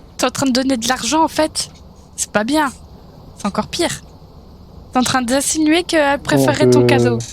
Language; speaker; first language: French; native; French